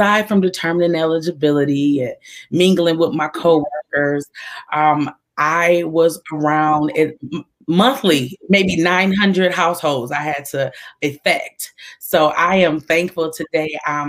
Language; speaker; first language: English; native; English